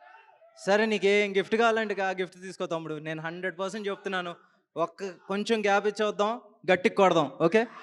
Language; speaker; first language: Telugu; native; Telugu